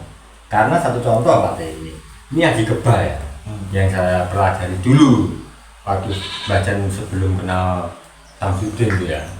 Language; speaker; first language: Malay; non-native, local second language; Javanese